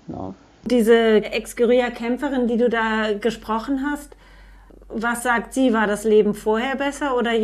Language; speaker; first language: German; native; German